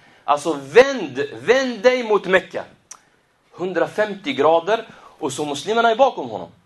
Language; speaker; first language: Swedish; non-native, fluent; Arabic